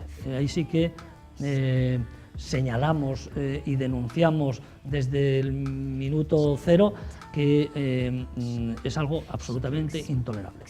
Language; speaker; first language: Spanish; native; Spanish